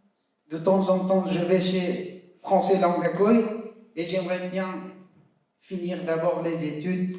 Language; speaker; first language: French; non-native, fluent; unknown